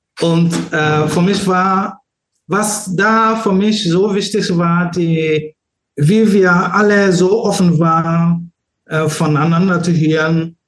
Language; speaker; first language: German; non-native, learner; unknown